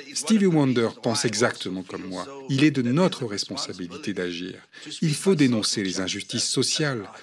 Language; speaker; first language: French; non-native, fluent; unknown